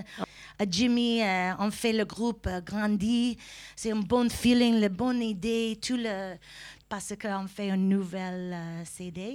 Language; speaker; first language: French; non-native, learner; English